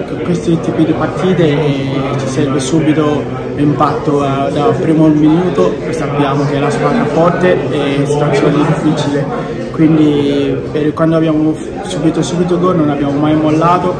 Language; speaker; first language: Italian; non-native, fluent; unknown